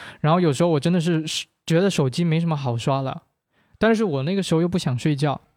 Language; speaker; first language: Chinese; non-native, local second language; Min Nan Chinese